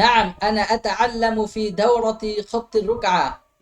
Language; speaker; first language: Arabic; non-native, fluent; Bangla